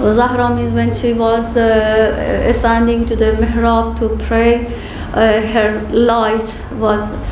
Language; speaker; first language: English; non-native, learner; Persian